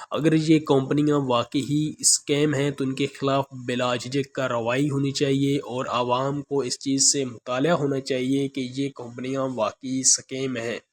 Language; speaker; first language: Urdu; non-native, local second language; Punjabi